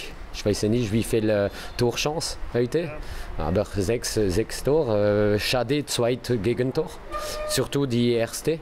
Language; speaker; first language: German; non-native, learner; French